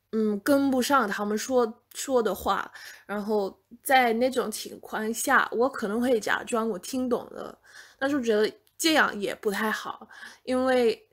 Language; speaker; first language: Chinese; non-native, fluent; English